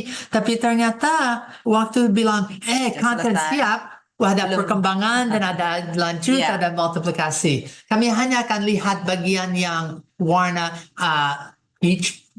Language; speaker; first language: Indonesian; non-native, fluent; English